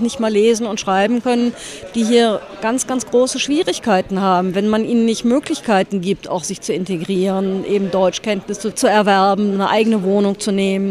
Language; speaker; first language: German; native; German